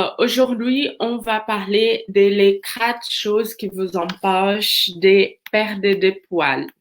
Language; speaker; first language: French; non-native, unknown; Portuguese